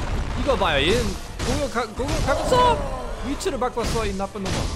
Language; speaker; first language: Korean; non-native, fluent; German